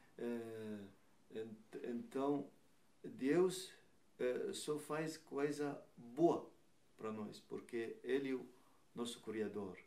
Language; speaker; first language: Portuguese; non-native, learner; Arabic